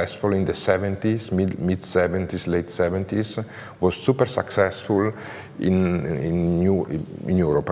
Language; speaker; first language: English; non-native, learner; Italian